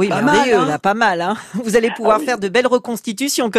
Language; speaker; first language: French; native; French